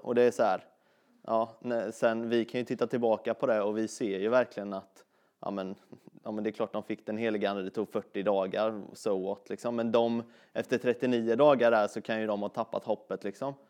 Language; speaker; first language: Swedish; native; Swedish